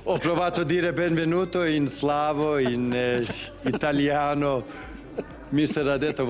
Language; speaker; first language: Italian; non-native, fluent; Swedish